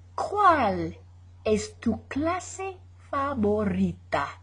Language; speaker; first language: Spanish; non-native, fluent; English